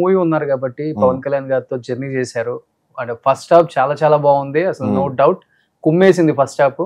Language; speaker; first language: Telugu; native; Telugu